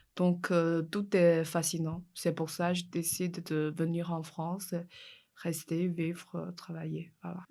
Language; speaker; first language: French; non-native, fluent; Chinese